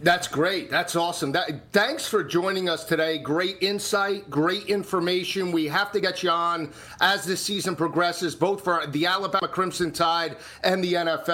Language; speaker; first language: English; native; English